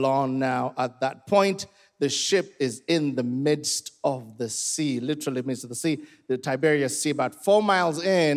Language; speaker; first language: English; non-native, local second language; Ganda